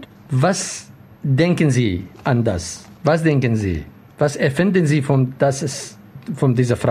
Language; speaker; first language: German; non-native, learner; Arabic